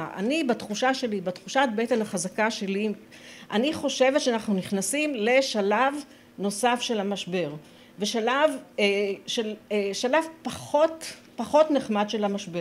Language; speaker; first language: Hebrew; native; Hebrew